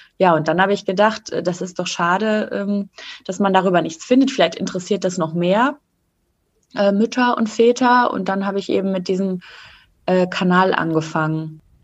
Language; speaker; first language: German; native; German